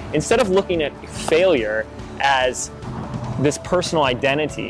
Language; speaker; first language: English; native; English